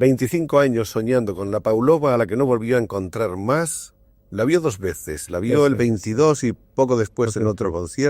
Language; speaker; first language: Spanish; native; Spanish